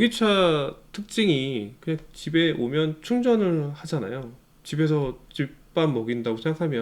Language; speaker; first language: Korean; native; Korean